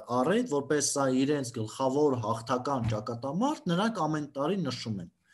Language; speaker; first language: Armenian; native; Armenian